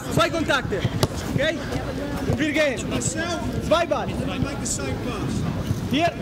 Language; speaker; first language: German; non-native, learner; Italian